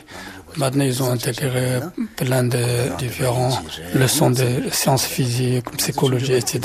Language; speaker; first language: French; non-native, fluent; Tibetan